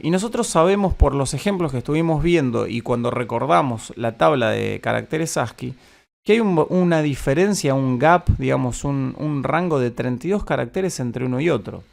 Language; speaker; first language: Spanish; native; Spanish